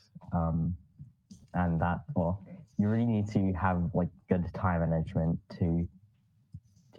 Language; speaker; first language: English; non-native, local second language; Cantonese